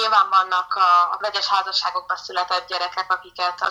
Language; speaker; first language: Hungarian; native; Hungarian